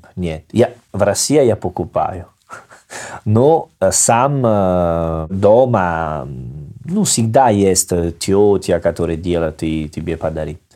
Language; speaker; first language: Russian; non-native, fluent; Italian